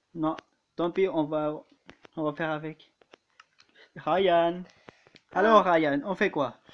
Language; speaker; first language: French; native; French